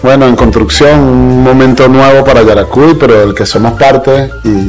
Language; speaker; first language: Spanish; native; Spanish